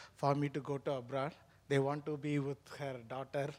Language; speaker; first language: English; non-native, local second language; Tamil